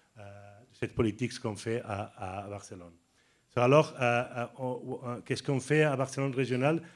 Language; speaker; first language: French; non-native, learner; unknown